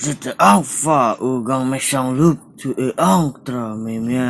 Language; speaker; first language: French; non-native, learner; Indonesian